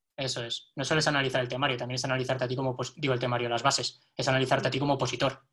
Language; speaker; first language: Spanish; native; Spanish